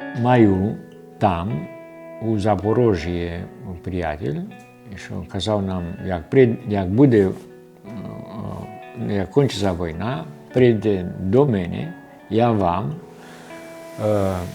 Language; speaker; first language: Ukrainian; early bilingual, heritage; Ukrainian